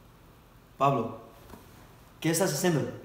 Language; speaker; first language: Spanish; non-native, learner; English